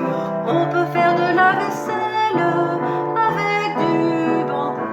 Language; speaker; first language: French; native; French